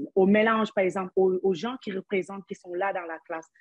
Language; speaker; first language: French; non-native, local second language; Wolof